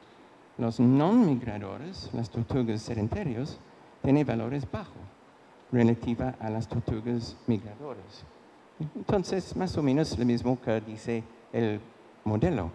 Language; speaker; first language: Spanish; non-native, fluent; English